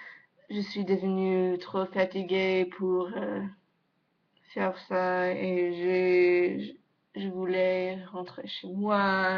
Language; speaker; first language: French; non-native, learner; English